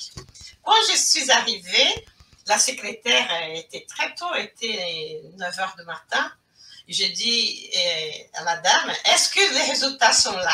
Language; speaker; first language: French; non-native, fluent; Portuguese